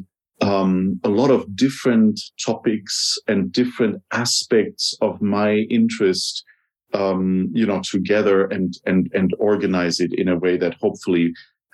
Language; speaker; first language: English; non-native, fluent; German